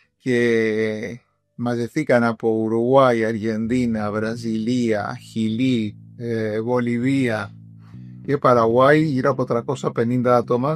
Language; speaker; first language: Greek; early bilingual, heritage; Greek